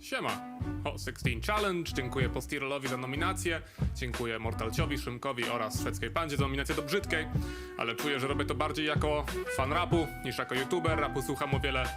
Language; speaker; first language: Polish; native; Polish